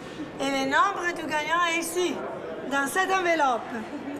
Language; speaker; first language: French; non-native, fluent; Italian